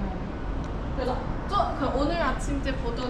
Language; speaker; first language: Korean; non-native, fluent; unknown